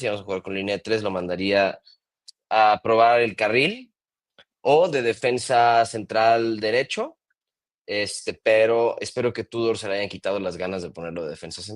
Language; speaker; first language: Spanish; native; Spanish